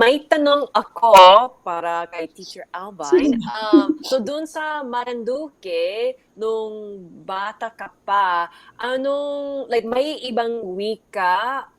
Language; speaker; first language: Filipino; early bilingual, heritage; English